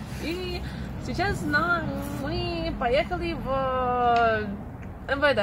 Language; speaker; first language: Russian; non-native, fluent; English